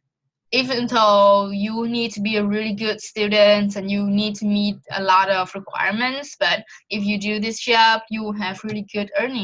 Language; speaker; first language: English; non-native, fluent; Vietnamese